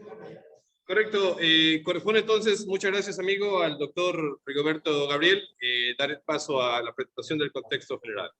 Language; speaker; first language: Spanish; native; Spanish